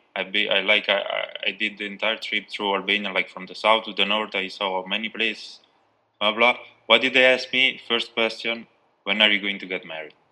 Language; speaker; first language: English; non-native, fluent; Albanian